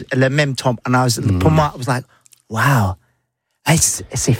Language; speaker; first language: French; non-native, learner; English